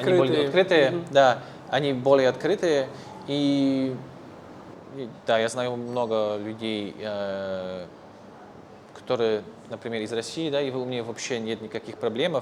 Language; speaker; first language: Russian; non-native, fluent; Polish